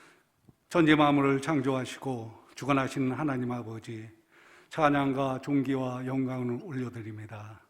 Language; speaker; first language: Korean; native; Korean